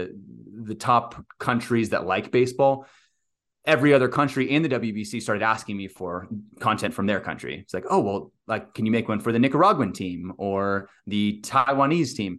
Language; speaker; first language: English; native; English